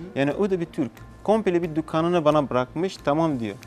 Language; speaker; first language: Turkish; non-native, fluent; Persian